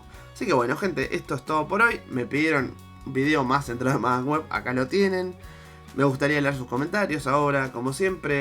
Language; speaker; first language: Spanish; native; Spanish